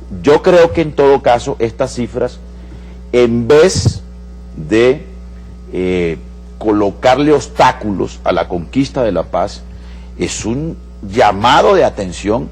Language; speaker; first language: Spanish; native; Spanish